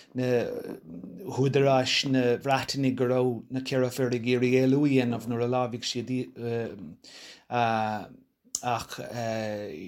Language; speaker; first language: Irish; non-native, local second language; English